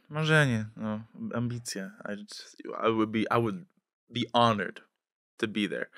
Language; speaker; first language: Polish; early bilingual, heritage; English